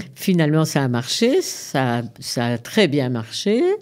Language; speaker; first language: French; native; French